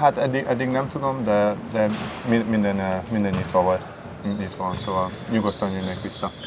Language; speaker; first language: Hungarian; early bilingual, heritage; Hungarian